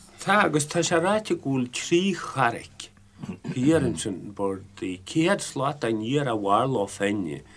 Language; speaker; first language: Irish; native; Irish